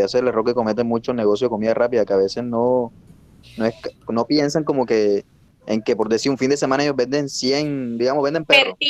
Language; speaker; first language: Spanish; native; Spanish